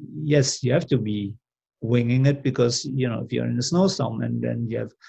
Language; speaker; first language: English; non-native, fluent; German